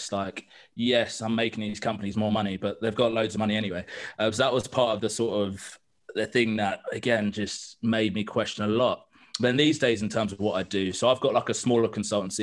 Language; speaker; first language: English; native; English